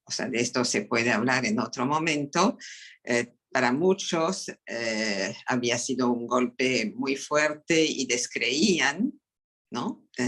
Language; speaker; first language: Spanish; non-native, fluent; French